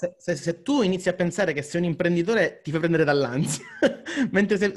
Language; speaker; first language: Italian; native; Italian